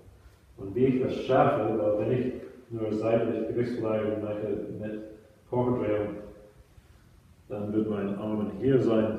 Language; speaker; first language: German; non-native, fluent; English